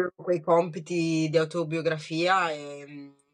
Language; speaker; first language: Italian; early bilingual, other home language; Kinyarwanda